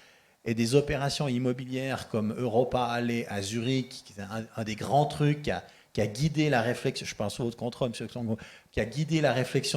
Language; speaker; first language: French; native; French